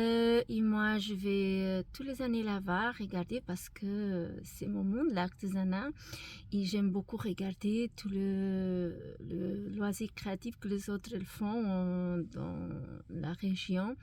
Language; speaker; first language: French; non-native, fluent; Portuguese